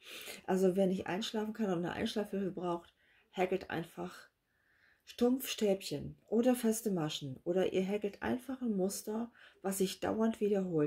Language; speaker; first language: German; native; German